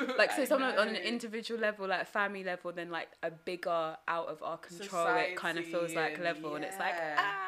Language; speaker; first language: English; native; English